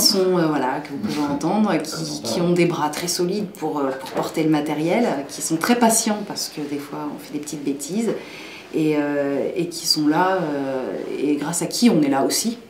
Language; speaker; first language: French; native; French